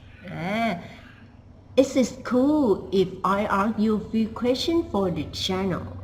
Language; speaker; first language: English; non-native, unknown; Thai